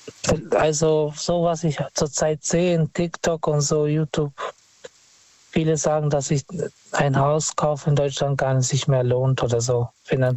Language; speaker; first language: German; non-native, fluent; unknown